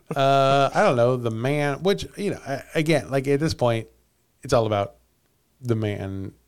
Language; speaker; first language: English; native; English